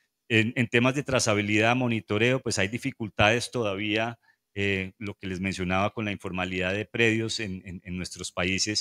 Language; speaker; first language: Spanish; native; Spanish